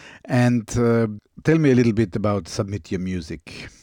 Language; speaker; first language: English; non-native, fluent; German